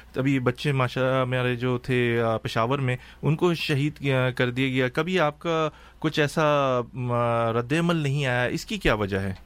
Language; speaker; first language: Urdu; native; Urdu